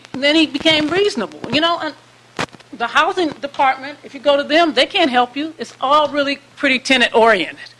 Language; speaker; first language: English; native; English